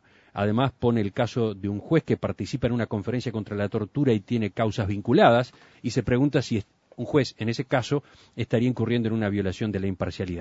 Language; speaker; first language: Spanish; native; Spanish